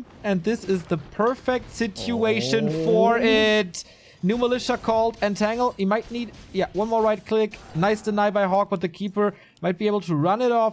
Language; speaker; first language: English; non-native, fluent; German